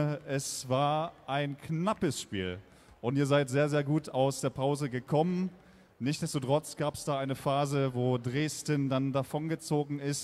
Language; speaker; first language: German; native; German